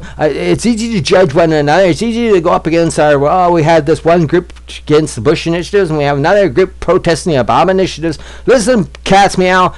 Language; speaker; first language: English; native; English